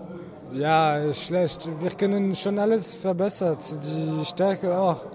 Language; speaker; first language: German; non-native, learner; French